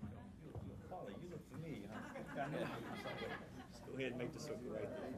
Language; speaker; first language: English; native; English